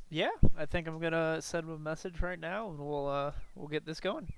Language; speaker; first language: English; native; English